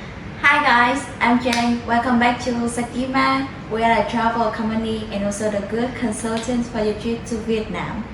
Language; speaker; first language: English; non-native, fluent; Vietnamese